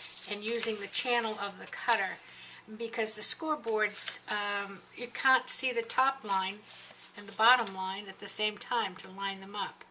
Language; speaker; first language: English; native; English